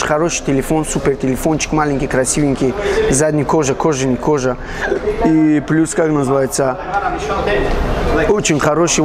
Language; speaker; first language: Russian; non-native, fluent; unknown